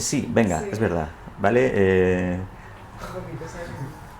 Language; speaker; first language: Spanish; native; Spanish